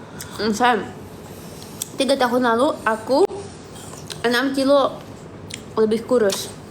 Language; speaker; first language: Indonesian; non-native, fluent; Russian